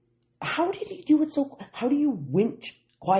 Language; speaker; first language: English; native; English